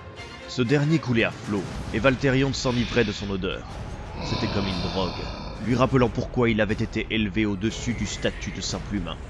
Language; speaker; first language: French; native; French